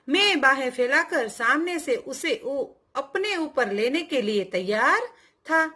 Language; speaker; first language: Hindi; non-native, local second language; Gujarati